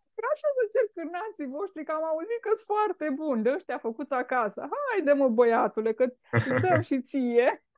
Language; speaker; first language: Romanian; native; Romanian